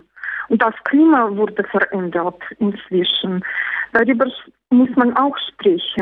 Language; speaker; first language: German; non-native, fluent; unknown